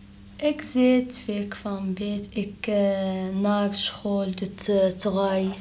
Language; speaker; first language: Dutch; non-native, learner; Arabic